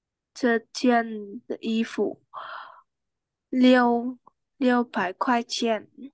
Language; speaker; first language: Chinese; non-native, learner; Vietnamese